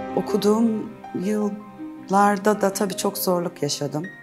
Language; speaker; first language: Turkish; native; Turkish